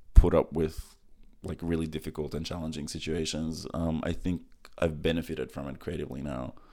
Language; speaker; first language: English; early bilingual, other home language; Macedonian